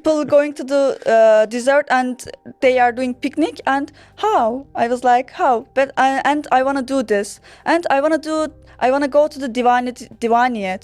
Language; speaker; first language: English; non-native, learner; Turkish